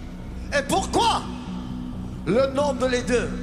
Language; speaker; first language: French; non-native, learner; English